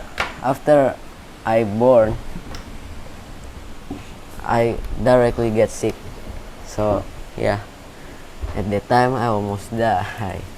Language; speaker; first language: English; non-native, learner; Indonesian